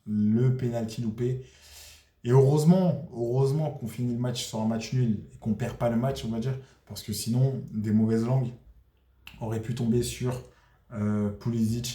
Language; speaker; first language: French; native; French